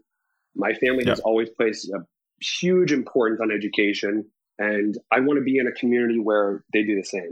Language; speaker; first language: English; native; English